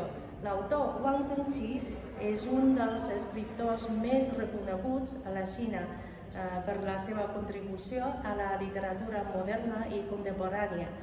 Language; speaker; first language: Catalan; non-native, fluent; Chinese